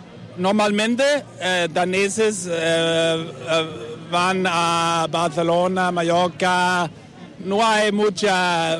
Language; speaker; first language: Spanish; non-native, learner; Danish